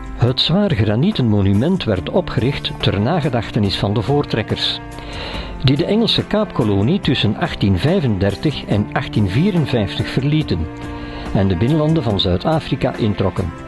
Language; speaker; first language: Dutch; native; Dutch